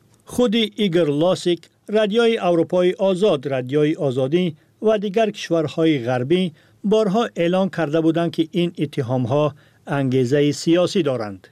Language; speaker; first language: Persian; native; Persian